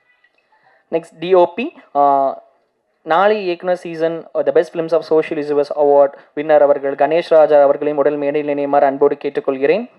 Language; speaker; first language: Tamil; native; Tamil